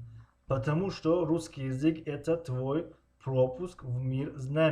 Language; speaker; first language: Russian; non-native, local second language; Tajik